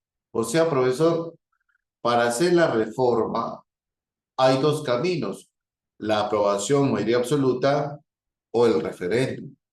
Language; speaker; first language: Spanish; native; Spanish